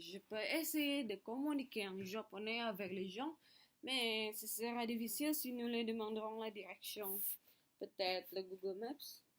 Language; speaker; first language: French; non-native, learner; Indonesian